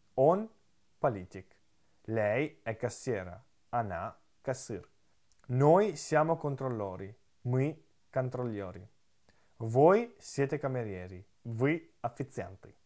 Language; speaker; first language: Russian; non-native, fluent; Italian